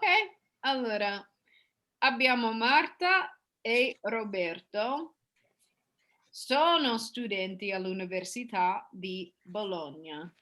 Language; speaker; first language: Italian; non-native, fluent; English